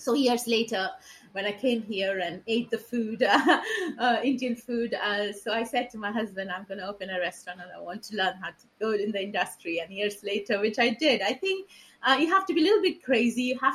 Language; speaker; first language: English; non-native, local second language; Punjabi